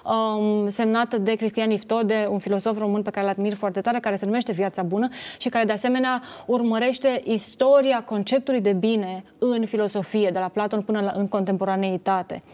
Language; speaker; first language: Romanian; native; Romanian